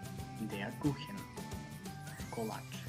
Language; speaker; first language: German; non-native, fluent; Macedonian